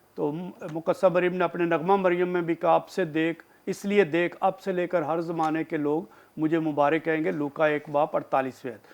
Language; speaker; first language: Urdu; non-native, local second language; Punjabi